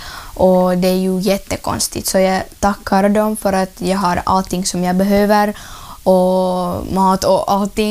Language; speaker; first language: Swedish; non-native, learner; Russian